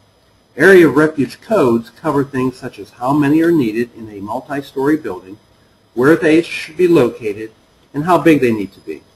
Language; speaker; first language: English; native; English